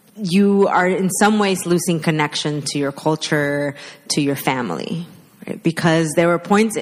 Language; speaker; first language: English; early bilingual, other home language; Spanish